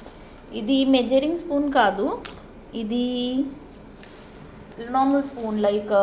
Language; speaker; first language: Telugu; non-native, learner; Marathi